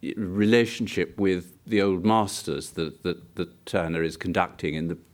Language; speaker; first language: English; native; English